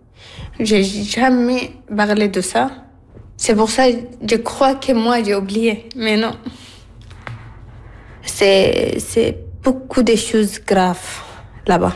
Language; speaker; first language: French; non-native, learner; Arabic